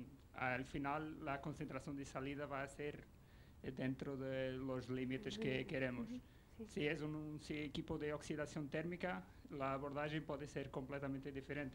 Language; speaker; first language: Spanish; non-native, fluent; Portuguese